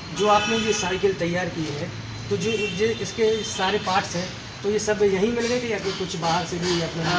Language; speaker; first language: Hindi; native; Hindi